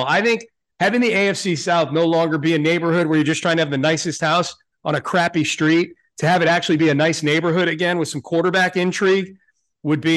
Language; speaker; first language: English; native; English